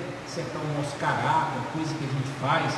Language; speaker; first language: Portuguese; native; Portuguese